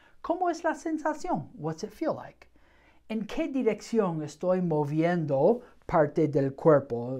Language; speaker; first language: Spanish; non-native, fluent; English